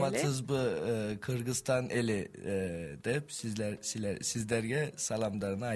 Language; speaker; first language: Kyrgyz; non-native, learner; Turkish